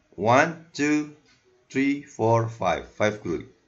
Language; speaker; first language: English; non-native, learner; Indonesian